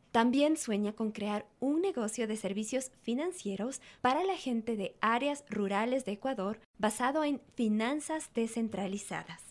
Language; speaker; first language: Spanish; native; Spanish